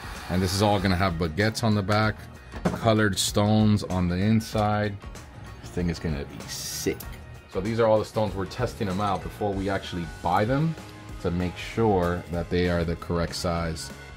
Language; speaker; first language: English; early bilingual, other home language; Spanish